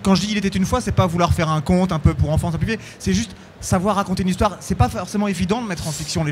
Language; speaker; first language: French; native; French